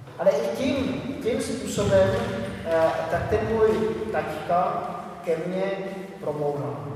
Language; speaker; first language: Czech; native; Czech